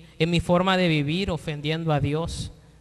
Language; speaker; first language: Spanish; native; Spanish